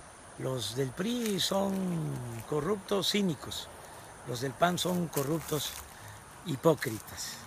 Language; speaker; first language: Spanish; native; Spanish